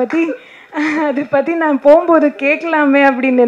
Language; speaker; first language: Tamil; non-native, learner; Kannada